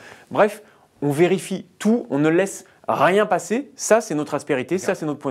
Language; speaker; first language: French; native; French